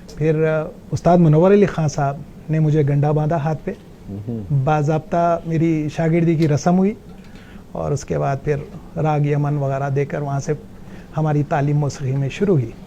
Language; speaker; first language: Hindi; non-native, local second language; Urdu